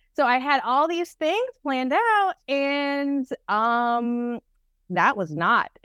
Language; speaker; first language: English; native; English